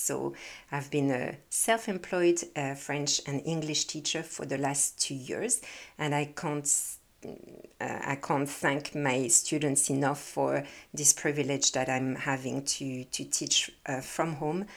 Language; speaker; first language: English; non-native, fluent; French